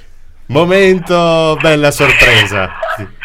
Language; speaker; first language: Italian; native; Italian